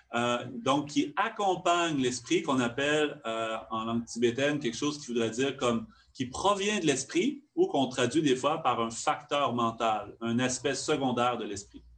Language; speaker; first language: French; native; French